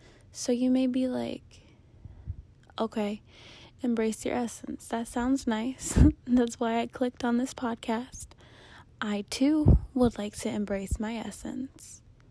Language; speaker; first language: English; native; English